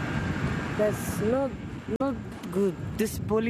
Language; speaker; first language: English; non-native, learner; Somali